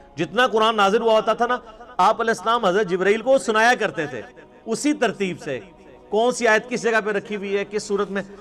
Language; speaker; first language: Urdu; non-native, local second language; Punjabi